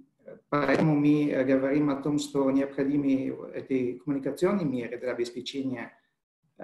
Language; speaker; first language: Russian; non-native, fluent; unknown